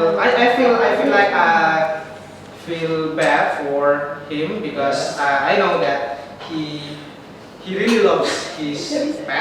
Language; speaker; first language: English; non-native, learner; Indonesian